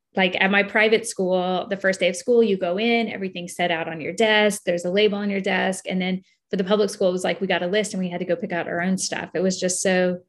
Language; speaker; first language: English; native; English